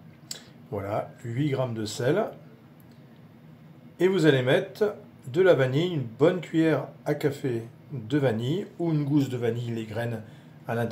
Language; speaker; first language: French; native; French